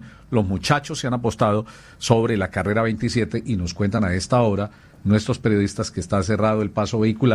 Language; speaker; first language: Spanish; native; Spanish